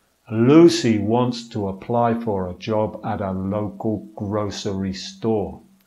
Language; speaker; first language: English; native; English